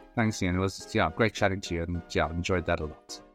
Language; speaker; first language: English; native; English